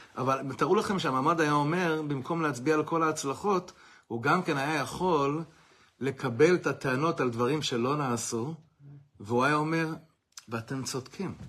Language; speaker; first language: Hebrew; non-native, fluent; English